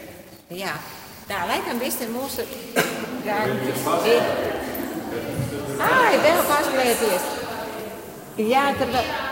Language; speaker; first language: Latvian; native; Latvian